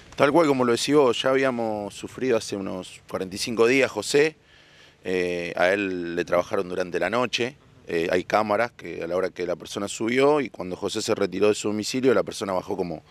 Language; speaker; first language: Spanish; native; Spanish